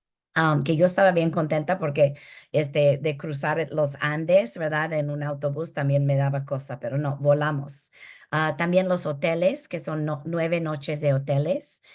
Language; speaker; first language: Spanish; early bilingual, heritage; Spanish